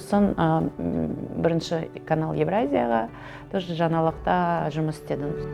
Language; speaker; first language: Kazakh; early bilingual, heritage; Kazakh